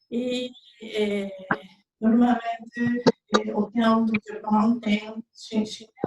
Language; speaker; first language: Portuguese; non-native, learner; Japanese